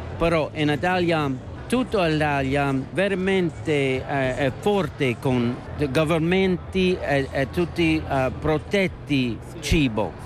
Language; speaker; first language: Italian; non-native, learner; English